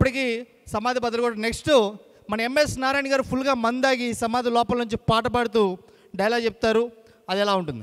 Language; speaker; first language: Telugu; native; Telugu